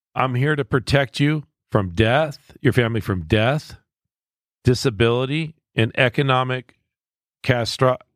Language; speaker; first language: English; native; English